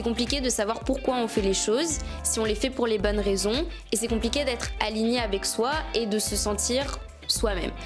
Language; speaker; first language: French; native; French